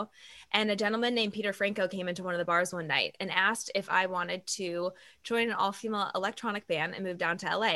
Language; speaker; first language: English; native; English